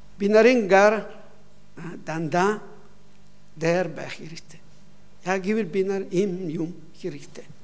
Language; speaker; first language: Mongolian; non-native, learner; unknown